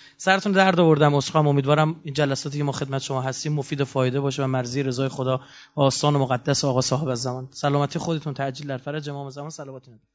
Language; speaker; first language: Persian; native; Persian